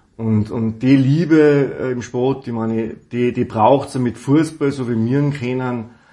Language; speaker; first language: German; native; German